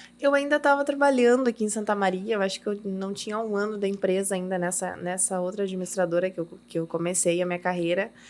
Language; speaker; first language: Portuguese; early bilingual, heritage; Portuguese